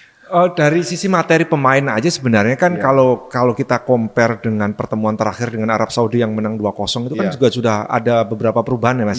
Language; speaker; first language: Indonesian; native; Indonesian